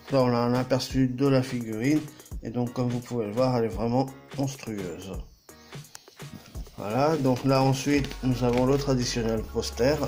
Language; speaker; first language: French; native; French